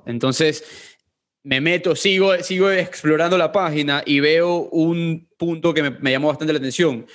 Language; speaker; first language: Spanish; native; Spanish